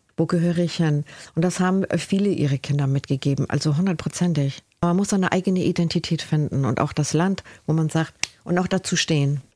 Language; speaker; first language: German; early bilingual, other home language; Spanish